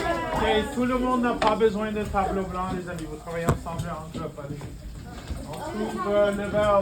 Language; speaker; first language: French; non-native, local second language; English